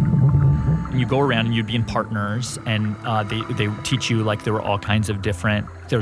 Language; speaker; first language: English; native; English